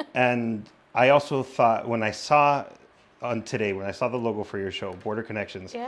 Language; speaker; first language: English; early bilingual, other home language; Spanish